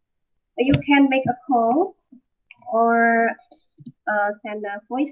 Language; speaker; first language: English; non-native, fluent; Indonesian